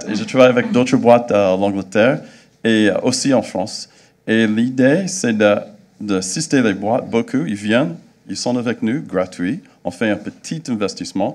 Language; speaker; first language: French; non-native, fluent; English